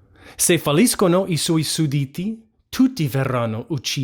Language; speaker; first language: Italian; non-native, fluent; English